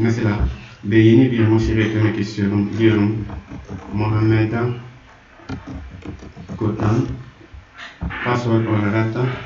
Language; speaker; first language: Turkish; non-native, learner; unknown